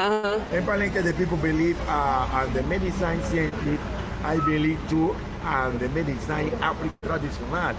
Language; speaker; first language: English; non-native, learner; Spanish